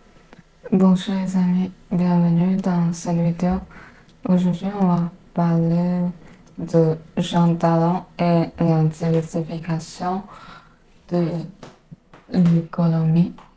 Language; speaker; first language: French; non-native, learner; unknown